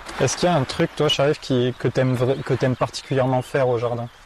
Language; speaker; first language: French; native; French